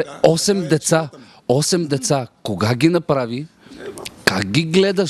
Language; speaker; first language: Bulgarian; native; Bulgarian